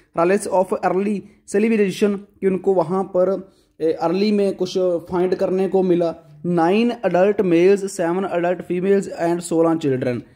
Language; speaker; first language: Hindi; non-native, local second language; Punjabi